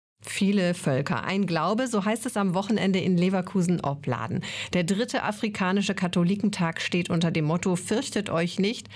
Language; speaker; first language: German; native; German